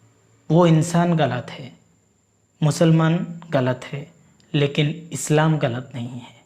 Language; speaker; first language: Hindi; non-native, local second language; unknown